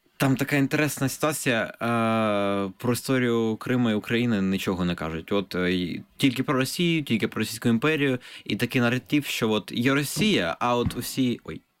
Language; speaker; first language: Ukrainian; non-native, local second language; Russian